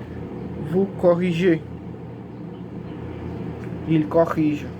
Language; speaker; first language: French; non-native, learner; Portuguese